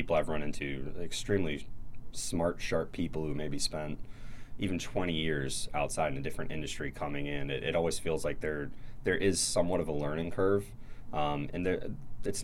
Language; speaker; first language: English; native; English